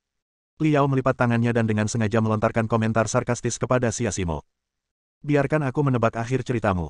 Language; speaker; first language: Indonesian; native; Indonesian